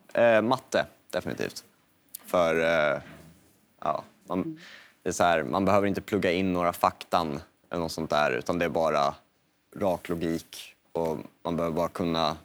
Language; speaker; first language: Swedish; native; Swedish